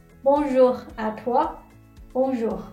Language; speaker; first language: French; non-native, fluent; Chinese